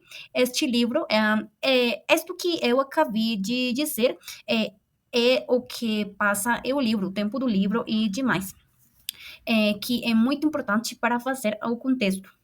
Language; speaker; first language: Portuguese; non-native, fluent; Spanish